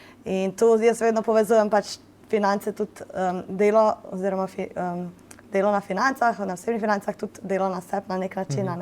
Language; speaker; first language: Slovenian; native; Slovenian